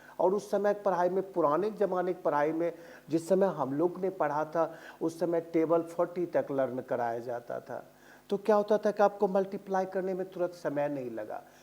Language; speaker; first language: Hindi; native; Hindi